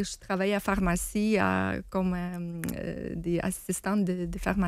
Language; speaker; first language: French; non-native, learner; Ukrainian